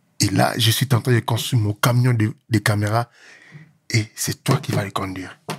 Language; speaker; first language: French; non-native, local second language; Lingala